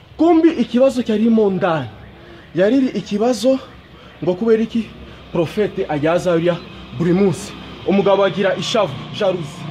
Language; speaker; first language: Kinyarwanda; non-native, fluent; Swahili